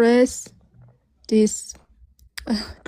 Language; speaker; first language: English; non-native, learner; Armenian